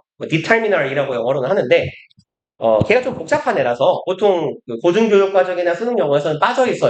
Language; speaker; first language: Korean; native; Korean